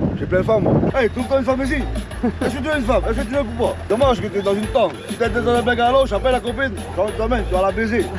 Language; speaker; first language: French; native; French